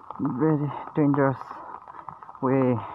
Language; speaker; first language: English; non-native, learner; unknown